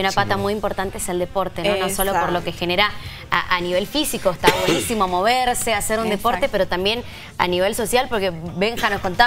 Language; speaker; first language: Spanish; native; Spanish